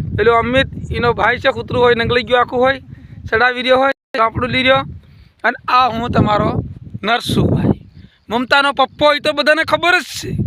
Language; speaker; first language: Gujarati; non-native, local second language; Bhili